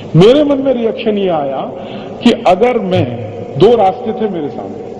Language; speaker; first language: Hindi; native; Hindi